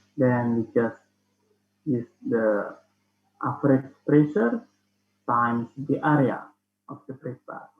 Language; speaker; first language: English; non-native, fluent; Indonesian